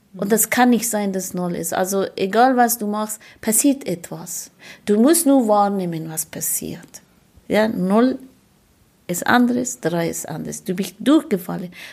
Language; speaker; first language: German; non-native, fluent; Persian